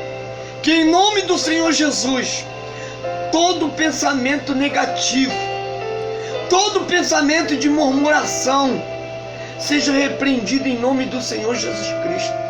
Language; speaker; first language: Portuguese; native; Portuguese